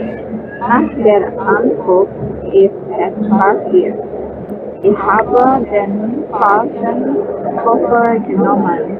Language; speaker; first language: German; non-native, learner; Indonesian